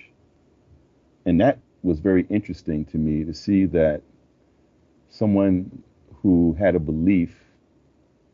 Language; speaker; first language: English; native; English